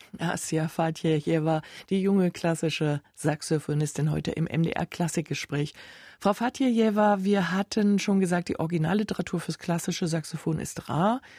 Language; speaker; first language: German; native; German